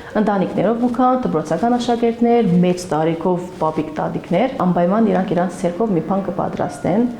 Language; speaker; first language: Armenian; early bilingual, heritage; Armenian